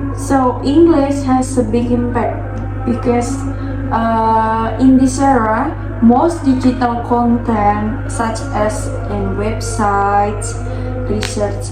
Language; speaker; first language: English; non-native, learner; Indonesian